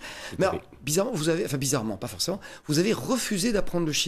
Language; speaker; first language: French; native; French